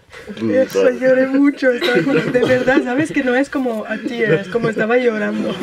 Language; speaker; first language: Spanish; non-native, fluent; Portuguese